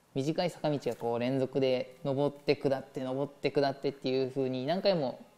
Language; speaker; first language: Japanese; native; Japanese